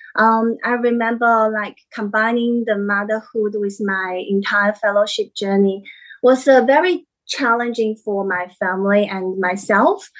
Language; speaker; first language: English; non-native, fluent; Chinese